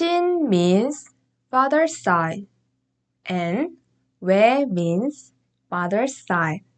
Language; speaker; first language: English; non-native, fluent; Korean